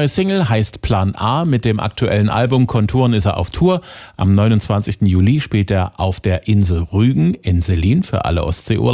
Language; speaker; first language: German; native; German